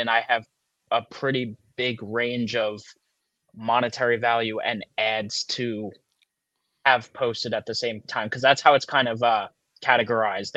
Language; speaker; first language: English; native; English